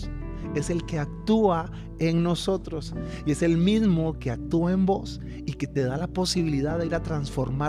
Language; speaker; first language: Spanish; native; Spanish